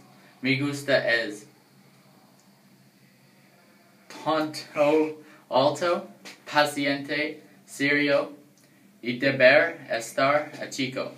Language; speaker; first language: Spanish; non-native, learner; English